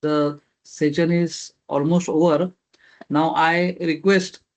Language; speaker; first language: English; non-native, local second language; Marathi